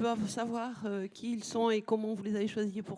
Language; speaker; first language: French; native; French